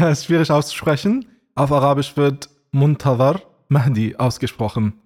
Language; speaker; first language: German; non-native, fluent; Arabic